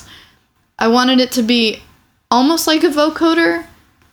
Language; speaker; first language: English; native; English